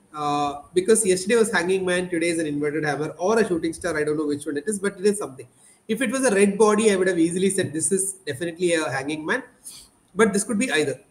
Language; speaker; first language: English; non-native, local second language; Malayalam